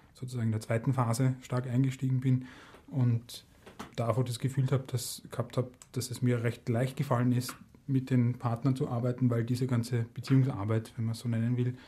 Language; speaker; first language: German; native; German